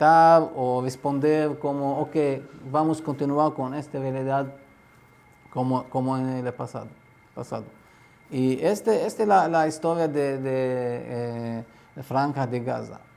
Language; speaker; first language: Spanish; non-native, learner; Arabic